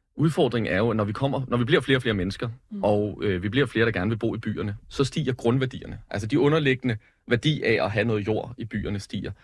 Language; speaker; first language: Danish; native; Danish